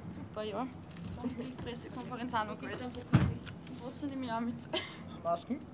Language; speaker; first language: German; native; German